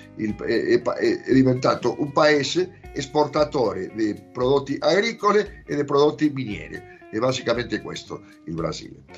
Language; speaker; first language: Italian; non-native, fluent; Portuguese